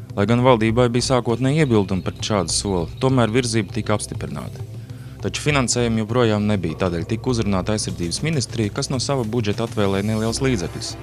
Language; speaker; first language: Latvian; native; Latvian